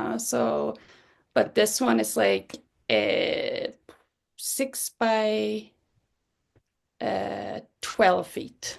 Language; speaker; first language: English; non-native, fluent; Swedish